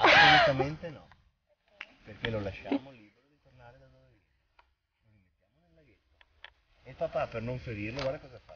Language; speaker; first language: Italian; native; Italian